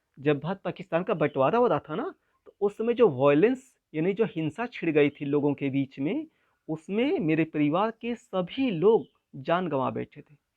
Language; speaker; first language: Hindi; native; Hindi